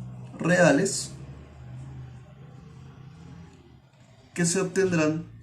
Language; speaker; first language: Spanish; native; Spanish